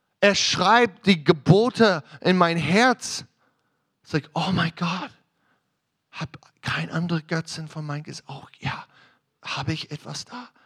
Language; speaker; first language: German; non-native, fluent; English